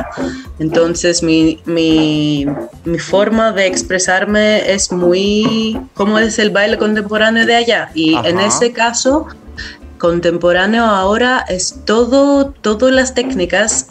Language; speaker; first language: Spanish; non-native, fluent; Greek